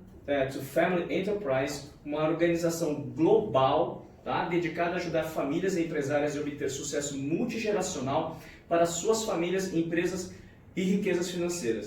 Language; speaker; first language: Portuguese; native; Portuguese